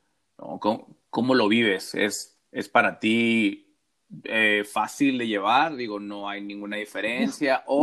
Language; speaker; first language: Spanish; native; Spanish